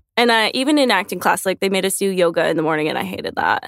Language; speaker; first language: English; native; English